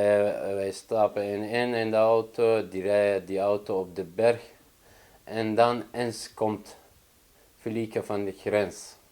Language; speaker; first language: Dutch; non-native, learner; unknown